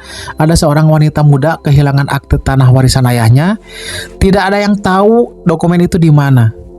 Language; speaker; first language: Indonesian; native; Indonesian